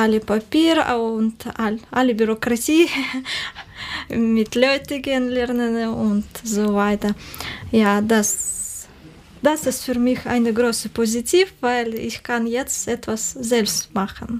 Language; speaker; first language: German; non-native, learner; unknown